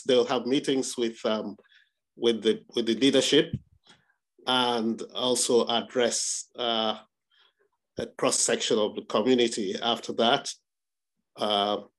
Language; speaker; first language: English; non-native, local second language; Igbo